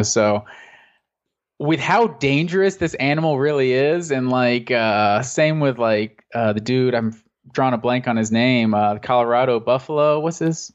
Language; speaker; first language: English; native; English